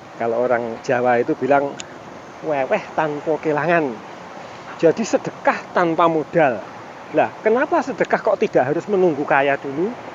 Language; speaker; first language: Indonesian; non-native, local second language; Javanese